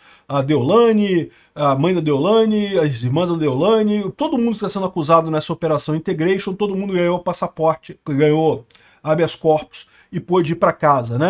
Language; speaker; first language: Portuguese; native; Portuguese